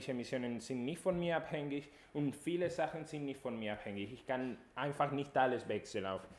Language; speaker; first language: German; non-native, fluent; Spanish